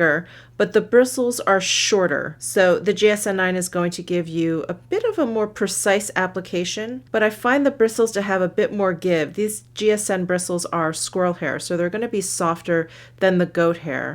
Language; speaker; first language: English; native; English